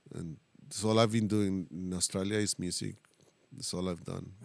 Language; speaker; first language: English; non-native, fluent; Spanish